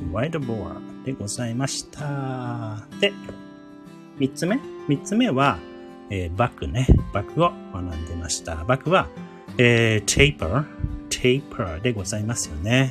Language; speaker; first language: Japanese; native; Japanese